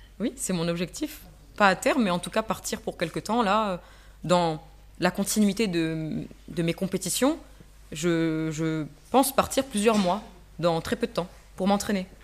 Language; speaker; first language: French; native; French